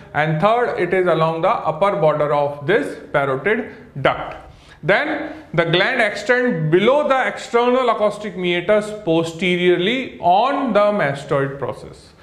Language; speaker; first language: English; non-native, local second language; Hindi